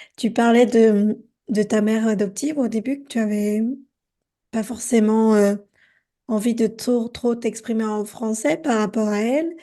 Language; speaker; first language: French; native; French